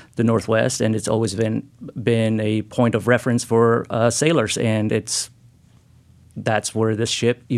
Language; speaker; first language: English; non-native, fluent; Spanish